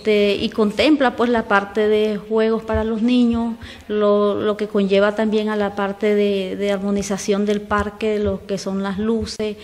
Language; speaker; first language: Spanish; native; Spanish